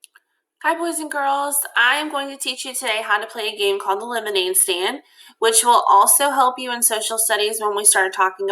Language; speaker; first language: English; native; English